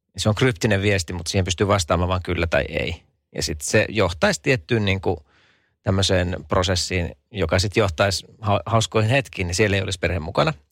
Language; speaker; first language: Finnish; native; Finnish